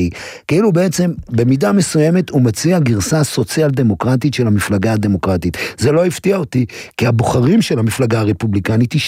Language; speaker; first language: Hebrew; native; Hebrew